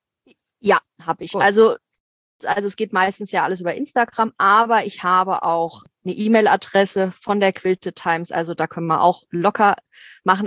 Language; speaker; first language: German; native; German